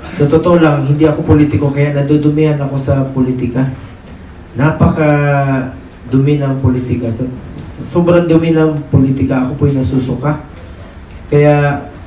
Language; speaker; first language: Filipino; non-native, local second language; Cebuano